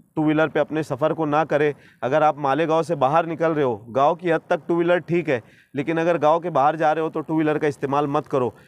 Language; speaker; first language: Hindi; non-native, local second language; Urdu